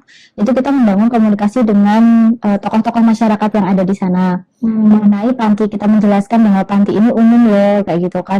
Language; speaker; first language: Indonesian; native; Indonesian